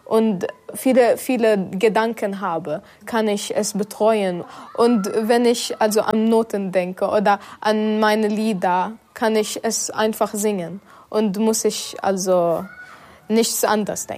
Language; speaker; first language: German; non-native, fluent; Arabic